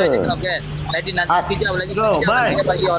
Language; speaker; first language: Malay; non-native, learner; Rohingya